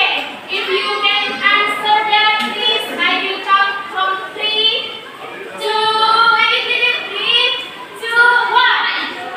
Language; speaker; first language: English; non-native, learner; Indonesian